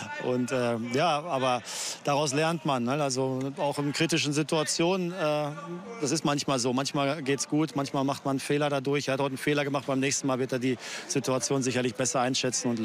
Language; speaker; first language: German; native; German